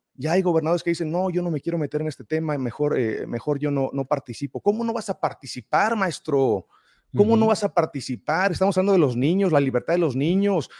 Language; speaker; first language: Spanish; native; Spanish